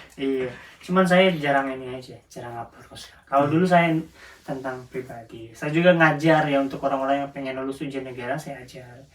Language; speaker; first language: Indonesian; native; Indonesian